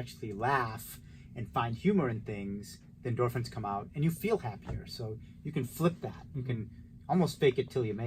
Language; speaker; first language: English; native; English